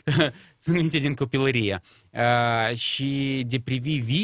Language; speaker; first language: Romanian; non-native, local second language; Russian